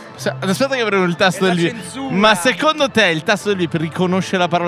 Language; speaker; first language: Italian; native; Italian